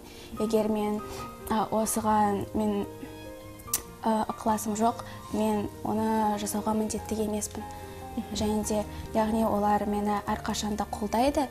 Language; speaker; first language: Kazakh; non-native, local second language; Russian